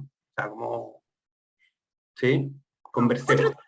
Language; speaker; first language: Spanish; native; Spanish